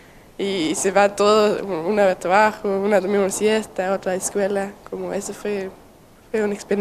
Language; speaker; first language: Spanish; non-native, learner; Danish